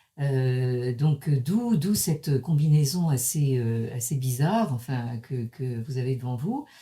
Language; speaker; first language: French; early bilingual, other home language; Chinese